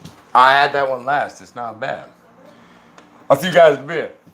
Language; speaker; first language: English; native; English